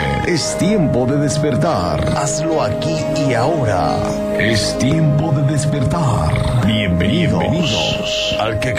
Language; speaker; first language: Spanish; native; Spanish